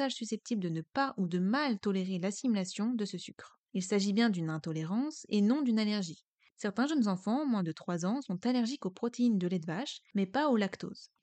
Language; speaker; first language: French; native; French